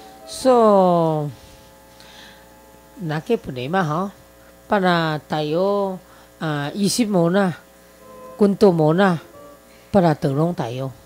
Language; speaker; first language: Filipino; non-native, learner; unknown